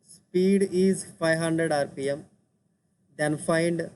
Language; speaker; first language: English; non-native, local second language; Telugu